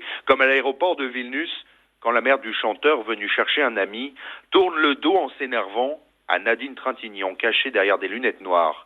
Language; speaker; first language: French; native; French